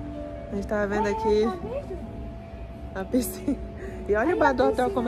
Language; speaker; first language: Portuguese; native; Portuguese